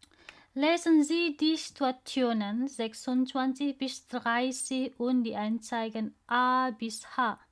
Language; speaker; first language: German; non-native, learner; Indonesian